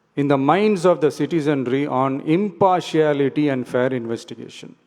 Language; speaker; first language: English; non-native, local second language; Tamil